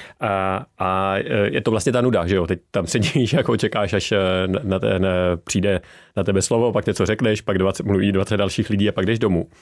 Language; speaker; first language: Czech; native; Czech